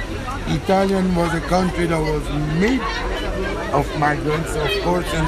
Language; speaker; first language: English; non-native, fluent; Italian